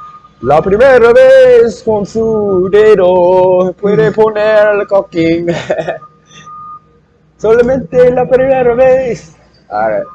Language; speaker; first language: Spanish; non-native, learner; English